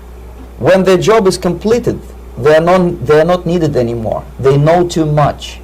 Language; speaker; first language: English; non-native, fluent; Russian